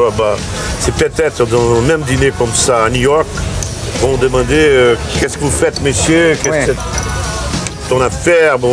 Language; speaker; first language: French; non-native, fluent; Portuguese